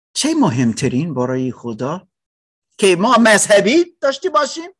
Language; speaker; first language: Persian; non-native, learner; English